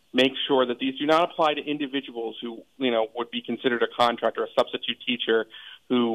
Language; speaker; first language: English; native; English